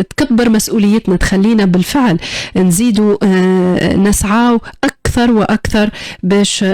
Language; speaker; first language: Arabic; native; Arabic